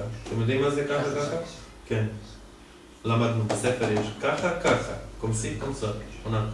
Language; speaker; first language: Hebrew; non-native, fluent; Serbian